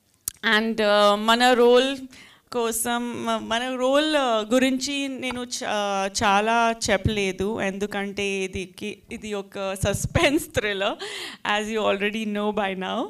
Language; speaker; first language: Telugu; non-native, fluent; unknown